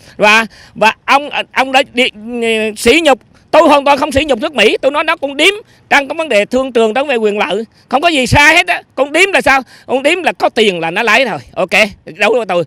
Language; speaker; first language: Vietnamese; native; Vietnamese